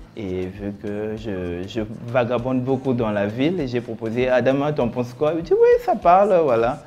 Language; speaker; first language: French; non-native, local second language; Wolof